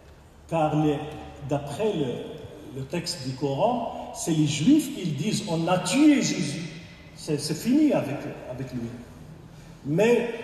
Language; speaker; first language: French; non-native, local second language; Arabic